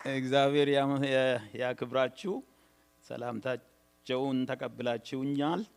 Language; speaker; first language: Amharic; non-native, local second language; Oromo